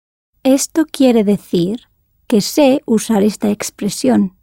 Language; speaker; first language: Spanish; non-native, learner; English